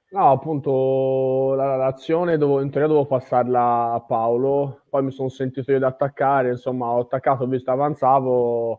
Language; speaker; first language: Italian; native; Italian